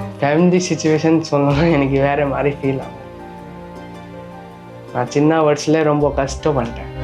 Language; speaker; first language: Tamil; non-native, learner; Nepali